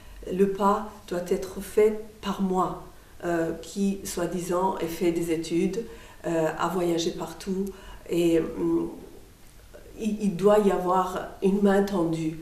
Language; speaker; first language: French; non-native, fluent; Persian